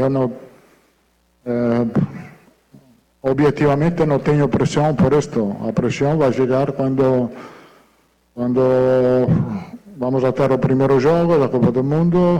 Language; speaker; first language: Portuguese; non-native, fluent; Italian